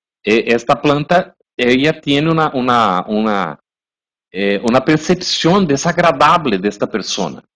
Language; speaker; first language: Spanish; non-native, fluent; Portuguese